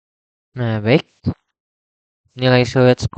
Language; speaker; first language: Indonesian; native; Indonesian